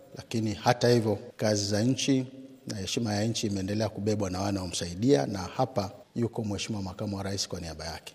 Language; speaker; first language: Swahili; native; Swahili